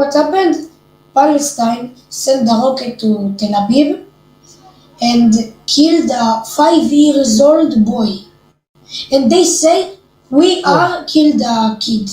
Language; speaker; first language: English; non-native, learner; Hebrew